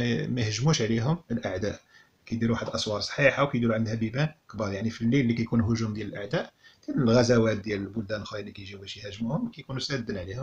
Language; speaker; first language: Arabic; native; Arabic